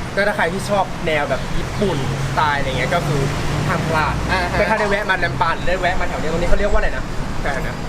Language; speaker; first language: Thai; native; Thai